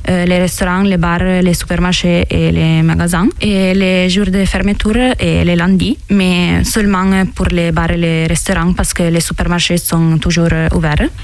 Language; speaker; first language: French; non-native, learner; Italian